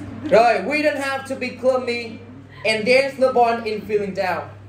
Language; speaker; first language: English; non-native, fluent; Vietnamese